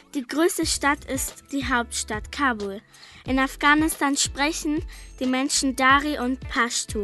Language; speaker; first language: German; early bilingual, other home language; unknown